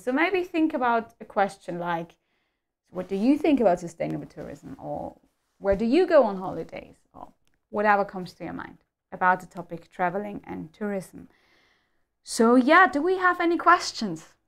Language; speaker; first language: English; non-native, fluent; German